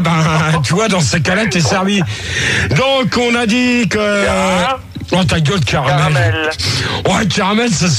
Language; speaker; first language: French; native; French